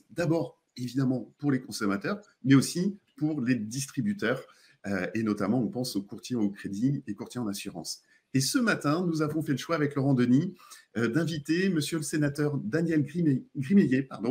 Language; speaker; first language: French; native; French